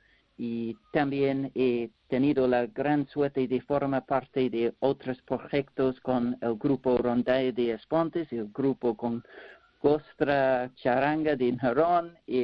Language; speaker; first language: Spanish; non-native, learner; English